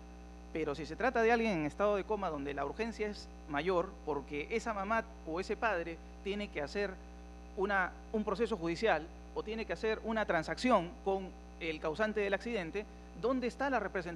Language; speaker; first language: Spanish; native; Spanish